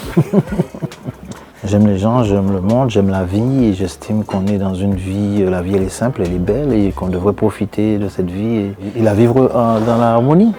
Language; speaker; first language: French; native; French